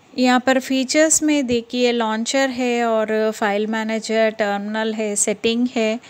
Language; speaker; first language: Hindi; non-native, local second language; Telugu